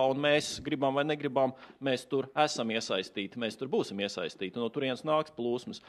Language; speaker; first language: Latvian; native; Latvian